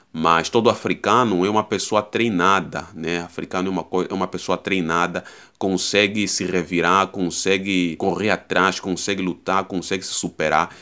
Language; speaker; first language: Portuguese; native; Portuguese